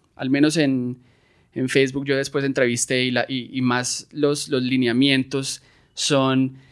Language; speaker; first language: Spanish; native; Spanish